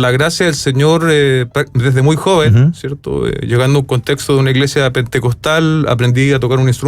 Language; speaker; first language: Spanish; native; Spanish